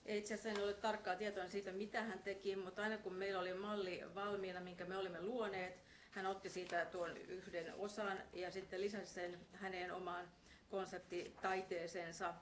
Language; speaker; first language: Finnish; non-native, fluent; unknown